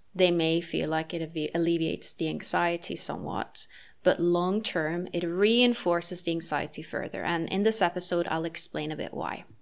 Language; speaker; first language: English; non-native, fluent; Norwegian